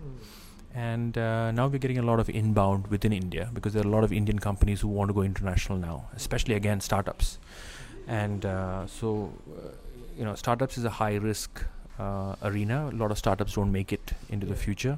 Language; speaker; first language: English; non-native, local second language; Malayalam